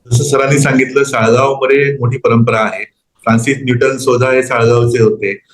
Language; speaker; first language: Marathi; non-native, local second language; Konkani